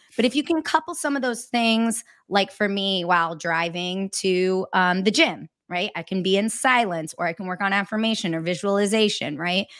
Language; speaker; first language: English; native; English